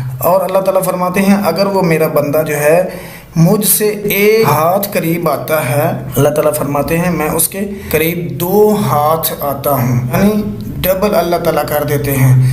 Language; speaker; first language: Urdu; non-native, local second language; Punjabi